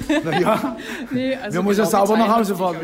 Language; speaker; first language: German; native; German